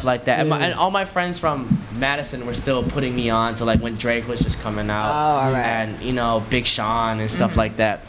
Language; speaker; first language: English; native; English